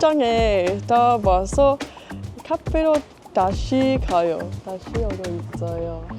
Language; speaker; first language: Korean; non-native, learner; English